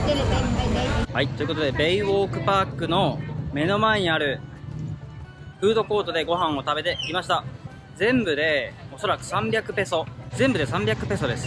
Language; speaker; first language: Japanese; native; Japanese